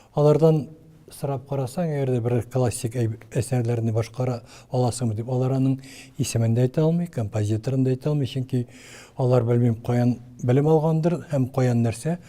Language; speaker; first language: Tatar; native; Tatar